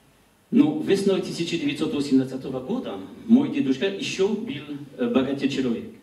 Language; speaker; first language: Russian; non-native, learner; French